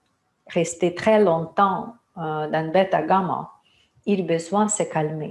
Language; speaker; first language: French; non-native, fluent; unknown